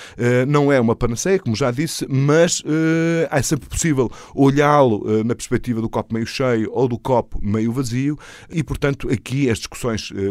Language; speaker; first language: Portuguese; native; Portuguese